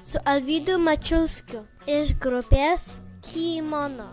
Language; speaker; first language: Lithuanian; early bilingual, heritage; Lithuanian